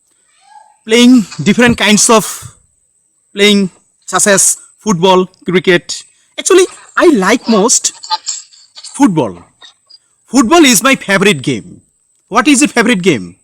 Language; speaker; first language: English; non-native, learner; Bangla